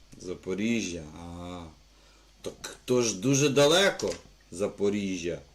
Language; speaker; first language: Ukrainian; native; Ukrainian